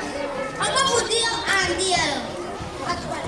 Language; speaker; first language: French; non-native, learner; Kinyarwanda